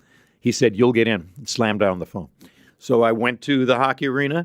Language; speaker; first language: English; native; English